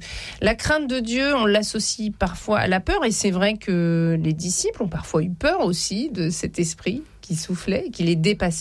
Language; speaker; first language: French; native; French